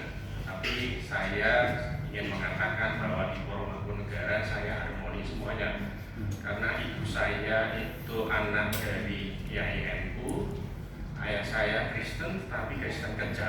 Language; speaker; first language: Indonesian; native; Indonesian